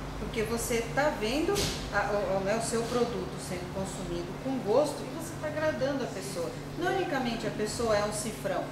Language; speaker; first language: Portuguese; early bilingual, other home language; Spanish